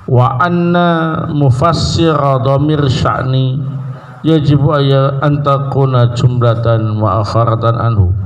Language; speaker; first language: Arabic; non-native, fluent; Indonesian